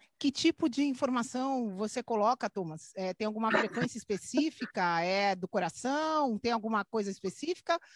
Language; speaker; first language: Portuguese; native; Portuguese